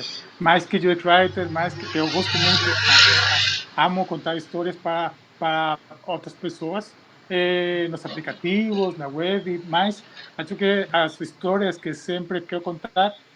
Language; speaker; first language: Portuguese; non-native, fluent; Spanish